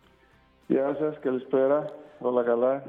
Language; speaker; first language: Greek; non-native, fluent; Russian